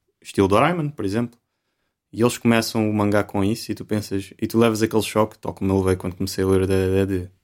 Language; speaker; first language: Portuguese; native; Portuguese